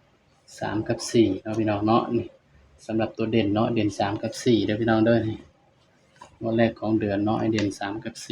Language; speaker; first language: Thai; non-native, local second language; Lao